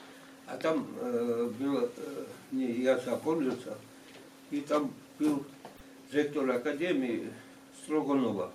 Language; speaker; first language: Russian; non-native, fluent; Georgian